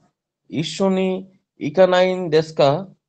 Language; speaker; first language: Japanese; non-native, learner; Bangla